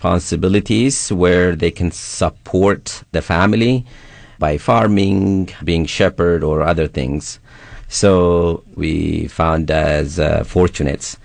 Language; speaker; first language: English; non-native, fluent; Sidamo